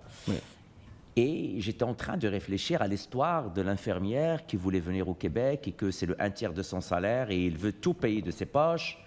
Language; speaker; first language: French; native; French